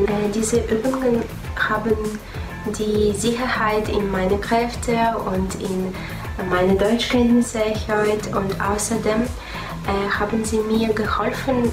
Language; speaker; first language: German; non-native, fluent; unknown